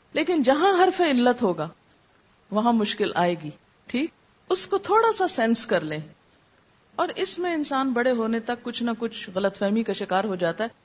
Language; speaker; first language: Urdu; native; Urdu